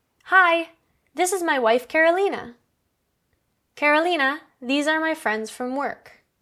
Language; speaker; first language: English; native; English